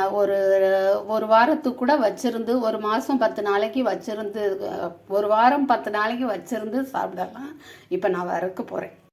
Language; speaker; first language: Tamil; native; Tamil